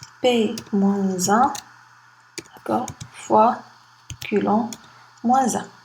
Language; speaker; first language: French; non-native, local second language; Arabic